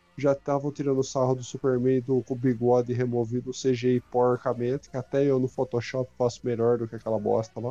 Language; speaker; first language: Portuguese; native; Portuguese